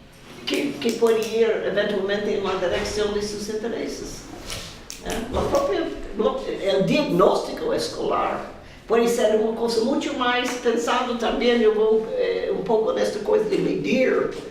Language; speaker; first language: Spanish; non-native, fluent; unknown